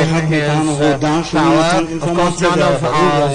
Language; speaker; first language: Hebrew; non-native, fluent; German